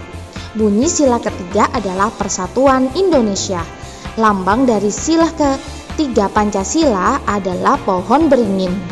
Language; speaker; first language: Indonesian; native; Indonesian